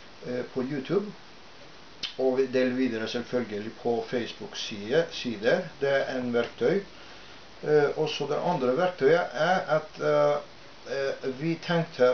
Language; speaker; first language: Norwegian; non-native, fluent; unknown